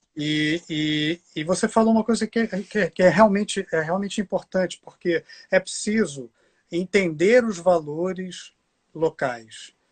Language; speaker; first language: Portuguese; native; Portuguese